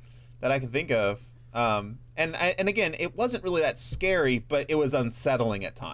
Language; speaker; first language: English; native; English